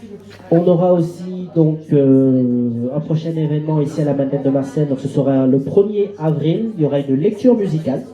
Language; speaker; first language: French; native; French